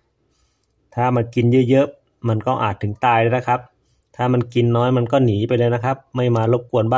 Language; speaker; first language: Thai; native; Thai